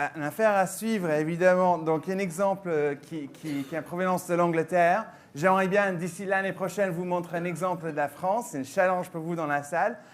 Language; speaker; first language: French; non-native, fluent; English